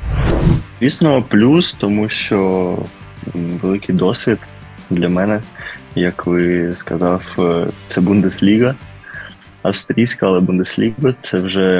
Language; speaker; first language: Ukrainian; early bilingual, heritage; Ukrainian